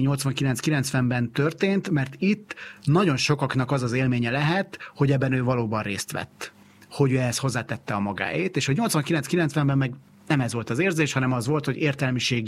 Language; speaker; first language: Hungarian; native; Hungarian